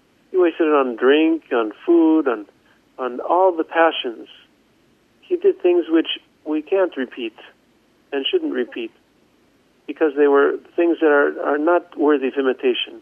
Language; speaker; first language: English; native; English